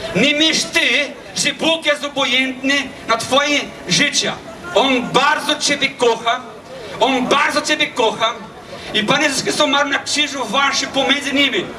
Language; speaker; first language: Polish; non-native, learner; Portuguese